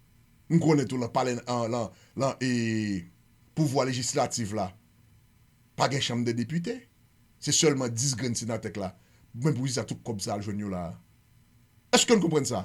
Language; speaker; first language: Haitian Creole; native; Haitian Creole